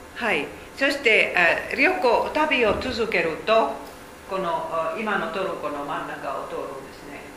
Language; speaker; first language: Japanese; non-native, fluent; Finnish